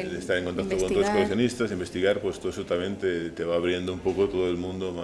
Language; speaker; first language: Spanish; native; Spanish